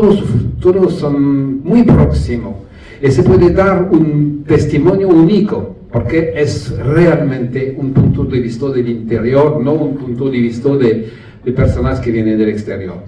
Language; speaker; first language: Spanish; non-native, learner; French